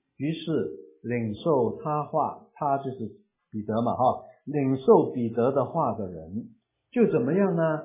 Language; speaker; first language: Chinese; non-native, local second language; Cantonese